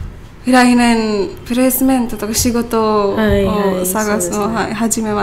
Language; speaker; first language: Japanese; non-native, learner; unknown